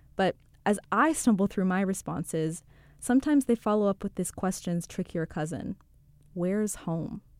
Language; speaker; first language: English; early bilingual, other home language; Rundi